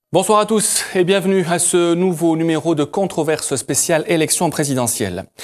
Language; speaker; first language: French; non-native, local second language; Arabic